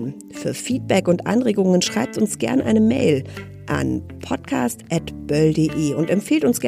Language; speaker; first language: German; native; German